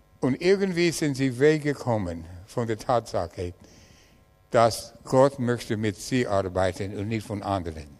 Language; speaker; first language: German; non-native, learner; English